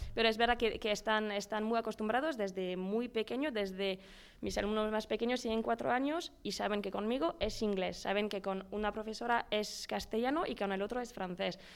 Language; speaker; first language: Spanish; non-native, fluent; French